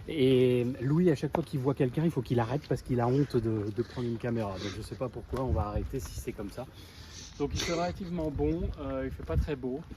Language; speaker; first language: French; native; French